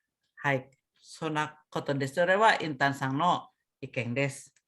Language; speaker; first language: Japanese; non-native, learner; Indonesian